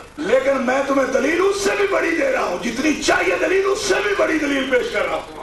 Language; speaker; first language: Urdu; non-native, local second language; Punjabi